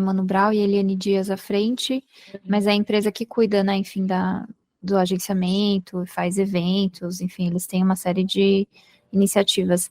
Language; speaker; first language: Portuguese; native; Portuguese